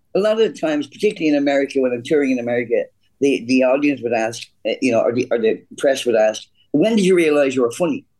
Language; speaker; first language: English; native; English